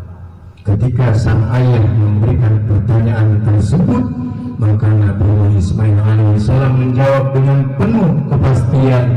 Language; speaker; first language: Indonesian; native; Indonesian